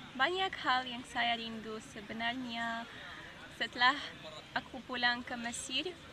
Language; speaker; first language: Indonesian; non-native, fluent; Arabic